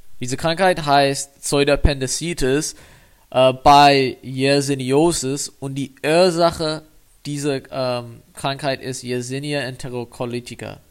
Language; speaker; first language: German; non-native, fluent; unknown